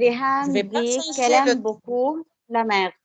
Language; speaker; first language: French; non-native, learner; Arabic